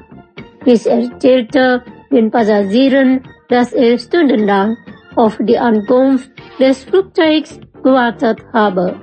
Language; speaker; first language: German; non-native, fluent; Indonesian